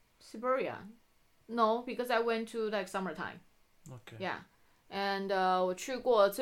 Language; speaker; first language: English; non-native, fluent; Chinese